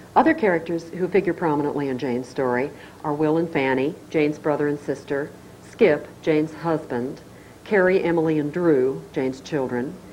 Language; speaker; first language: English; native; English